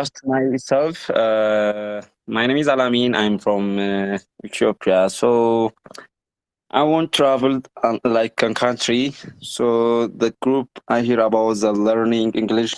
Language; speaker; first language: English; non-native, learner; Amharic